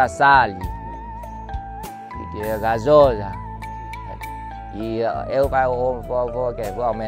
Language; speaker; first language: Portuguese; non-native, learner; Vietnamese